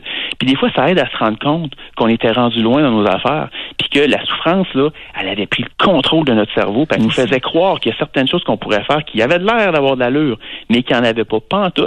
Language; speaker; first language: French; native; French